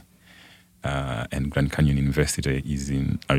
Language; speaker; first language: English; non-native, local second language; Nyanja